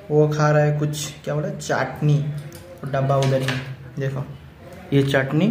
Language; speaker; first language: Hindi; non-native, local second language; Bangla